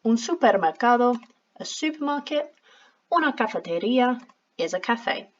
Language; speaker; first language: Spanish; non-native, fluent; English